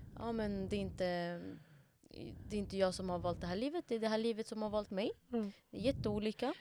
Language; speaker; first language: Swedish; early bilingual, other home language; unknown